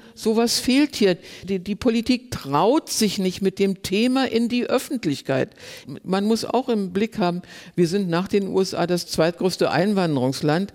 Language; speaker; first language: German; native; German